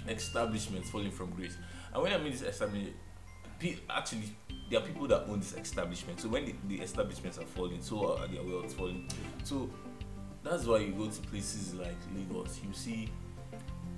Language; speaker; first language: English; non-native, local second language; Igbo